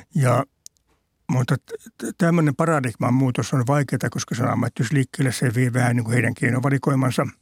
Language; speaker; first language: Finnish; native; Finnish